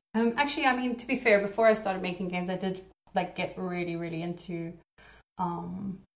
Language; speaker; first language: English; native; English